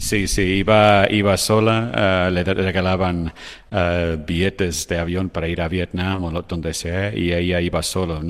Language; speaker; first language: Spanish; non-native, fluent; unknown